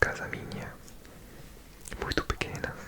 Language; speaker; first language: Portuguese; non-native, learner; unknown